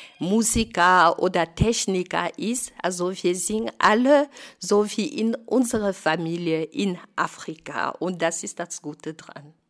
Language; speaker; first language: German; non-native, fluent; French